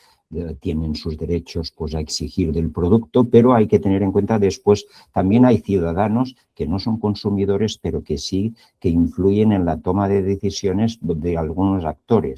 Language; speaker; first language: Spanish; native; Spanish